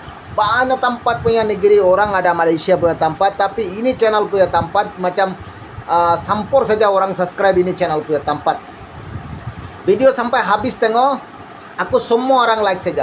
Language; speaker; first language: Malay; non-native, learner; Bangla